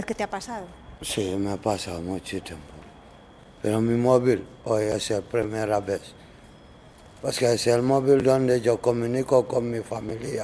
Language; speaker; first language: Spanish; non-native, learner; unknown